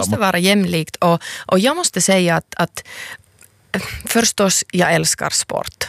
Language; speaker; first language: Swedish; non-native, local second language; Finnish